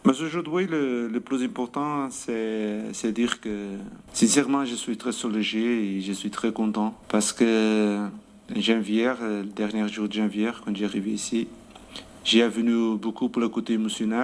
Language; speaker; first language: French; non-native, fluent; Portuguese